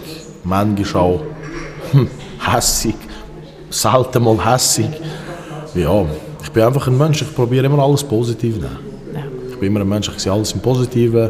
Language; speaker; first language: German; early bilingual, other home language; Albanian